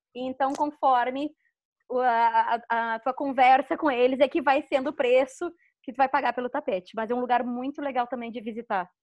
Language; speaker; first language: Portuguese; native; Portuguese